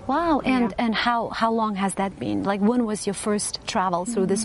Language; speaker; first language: English; non-native, fluent; Uzbek